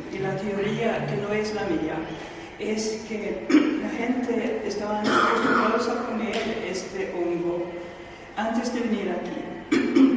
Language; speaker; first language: Spanish; non-native, fluent; Swedish